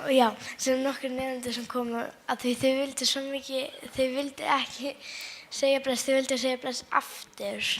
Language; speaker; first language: Icelandic; early bilingual, other home language; English